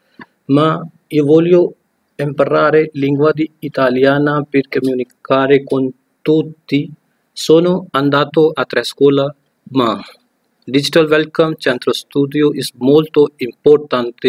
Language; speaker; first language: Italian; non-native, learner; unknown